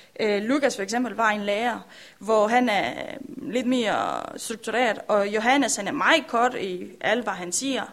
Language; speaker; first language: Danish; non-native, learner; Romanian